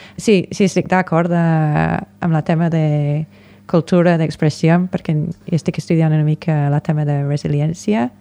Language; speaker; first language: Catalan; non-native, fluent; English